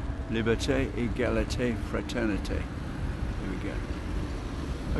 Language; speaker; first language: French; non-native, learner; English